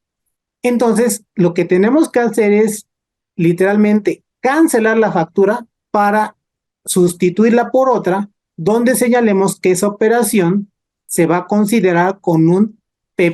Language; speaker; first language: Spanish; native; Spanish